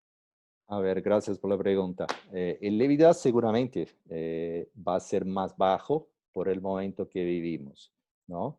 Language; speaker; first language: Spanish; non-native, fluent; Portuguese